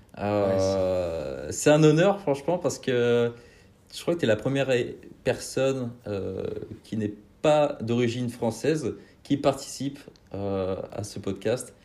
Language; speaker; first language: French; native; French